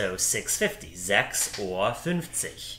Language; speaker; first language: German; non-native, fluent; English